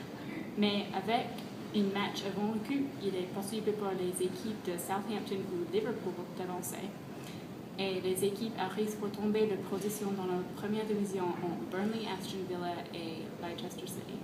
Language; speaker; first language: French; non-native, learner; English